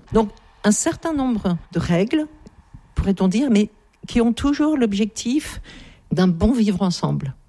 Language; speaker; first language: French; native; French